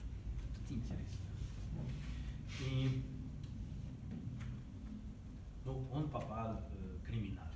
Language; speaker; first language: Russian; non-native, learner; Hungarian